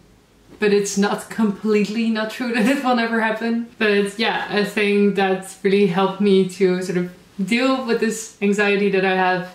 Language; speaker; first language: English; non-native, fluent; Dutch